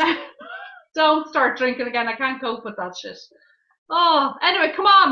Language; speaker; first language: English; native; English